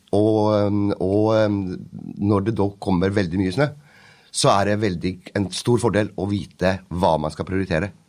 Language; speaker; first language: Norwegian; native; Norwegian